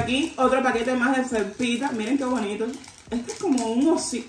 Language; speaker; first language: Spanish; native; Spanish